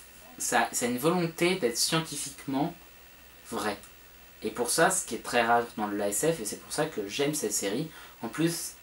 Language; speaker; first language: French; native; French